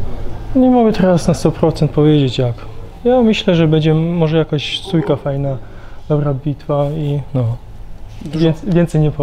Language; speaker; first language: Polish; early bilingual, heritage; Polish